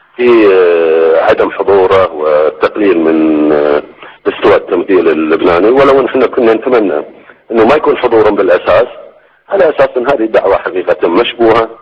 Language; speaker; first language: Arabic; native; Arabic